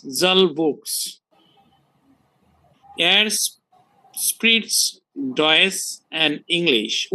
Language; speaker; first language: German; non-native, learner; Bangla